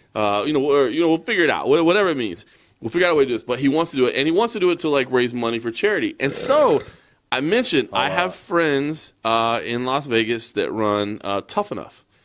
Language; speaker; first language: English; native; English